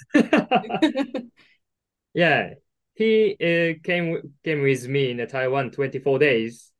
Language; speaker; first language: English; non-native, learner; Japanese